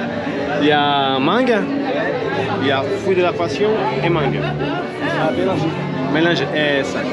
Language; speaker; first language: French; non-native, fluent; Spanish